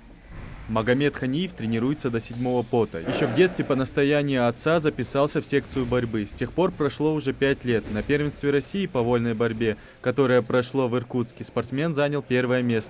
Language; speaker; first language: Russian; native; Russian